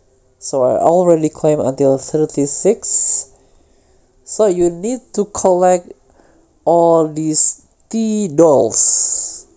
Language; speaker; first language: English; non-native, fluent; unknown